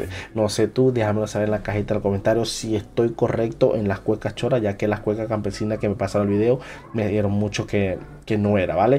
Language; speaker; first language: Spanish; native; Spanish